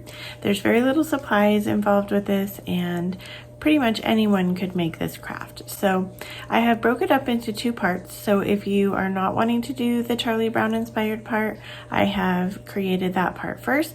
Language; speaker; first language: English; native; English